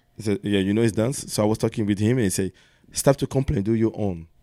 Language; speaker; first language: English; non-native, learner; French